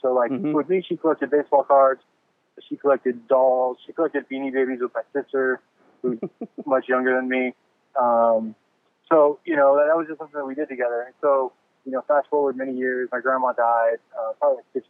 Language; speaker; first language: English; native; English